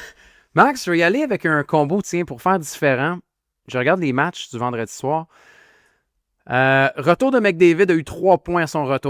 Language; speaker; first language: French; native; French